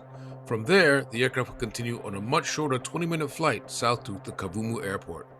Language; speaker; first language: English; native; English